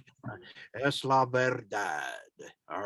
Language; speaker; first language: Spanish; non-native, learner; English